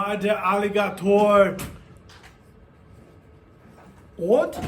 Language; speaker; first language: German; non-native, fluent; English